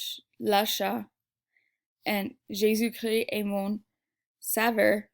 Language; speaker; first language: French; non-native, fluent; English